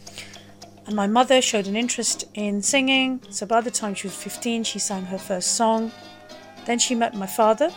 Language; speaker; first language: English; native; English